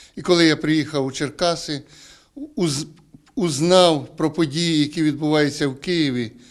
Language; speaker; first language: Ukrainian; native; Ukrainian